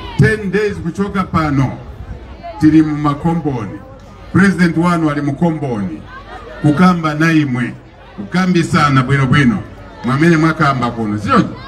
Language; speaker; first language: Nyanja; non-native, local second language; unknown